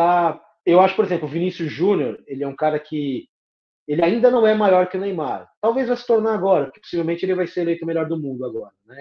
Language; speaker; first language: Portuguese; native; Portuguese